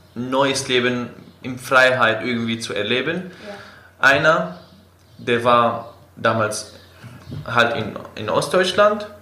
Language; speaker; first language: German; non-native, fluent; Kurdish